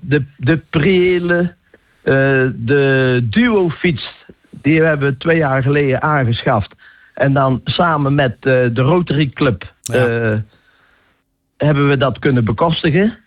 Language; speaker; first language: Dutch; native; Dutch